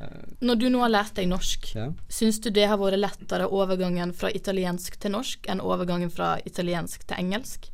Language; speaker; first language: Norwegian; native; Norwegian